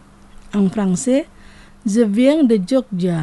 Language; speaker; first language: French; non-native, fluent; Indonesian